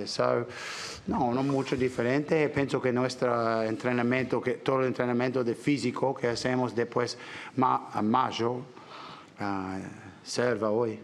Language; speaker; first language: Italian; non-native, learner; English